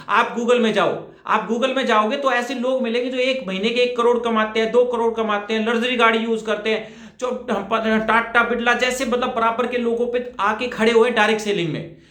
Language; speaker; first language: Hindi; native; Hindi